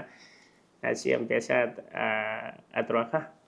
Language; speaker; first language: Spanish; non-native, learner; Chinese